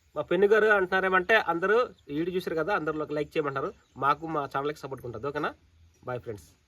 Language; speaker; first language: Telugu; non-native, local second language; Odia